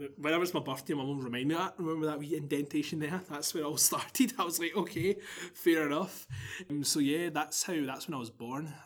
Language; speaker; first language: English; native; English